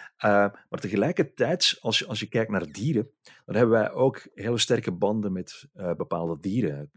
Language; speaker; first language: Dutch; native; Dutch